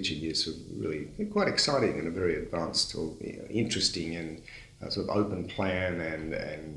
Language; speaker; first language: English; native; English